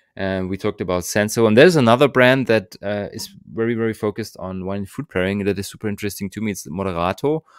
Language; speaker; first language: English; non-native, fluent; German